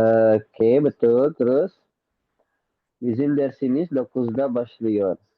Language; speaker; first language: Turkish; non-native, fluent; Indonesian